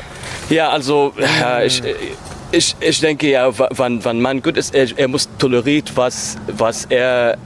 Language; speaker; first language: German; non-native, learner; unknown